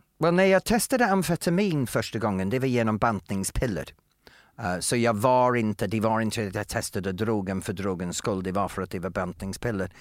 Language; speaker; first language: Swedish; non-native, fluent; English